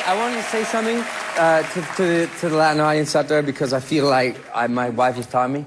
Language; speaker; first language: English; native; English